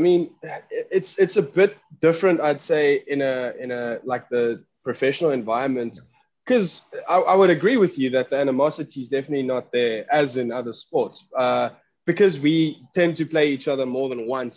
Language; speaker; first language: English; non-native, local second language; Afrikaans